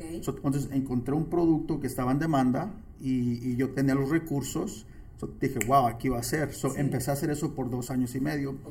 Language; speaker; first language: Spanish; early bilingual, heritage; Spanish